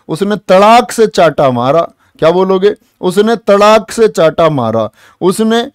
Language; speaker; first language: Hindi; native; Hindi